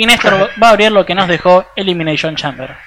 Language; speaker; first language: Spanish; native; Spanish